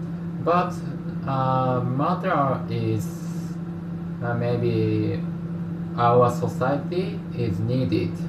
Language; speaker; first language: English; non-native, learner; Japanese